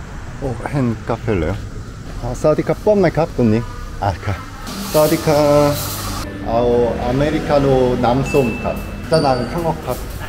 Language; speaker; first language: Thai; non-native, learner; Korean